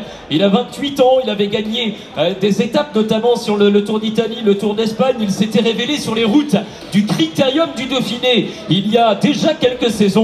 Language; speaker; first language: French; native; French